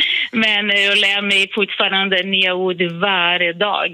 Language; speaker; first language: Swedish; non-native, fluent; Portuguese